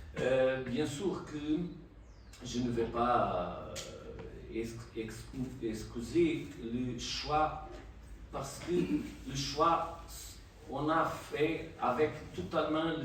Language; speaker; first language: French; non-native, learner; Portuguese